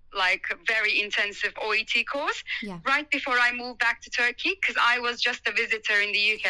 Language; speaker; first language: English; non-native, fluent; Turkish